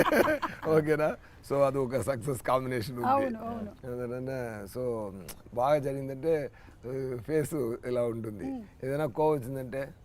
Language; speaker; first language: Telugu; non-native, fluent; Tamil